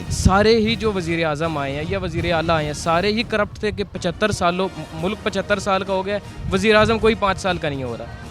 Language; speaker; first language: Urdu; non-native, local second language; Punjabi